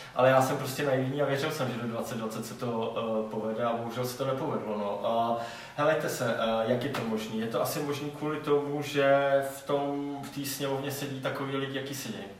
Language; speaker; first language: Czech; non-native, local second language; Polish